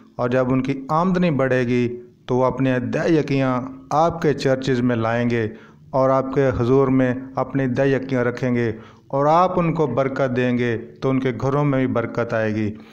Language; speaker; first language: Urdu; non-native, local second language; Punjabi